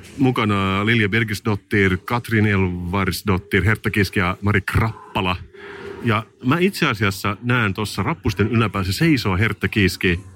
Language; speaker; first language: Finnish; native; Finnish